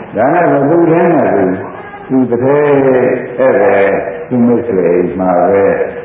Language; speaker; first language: Burmese; native; Burmese